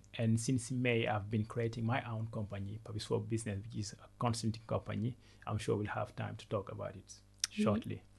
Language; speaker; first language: English; non-native, fluent; Wolof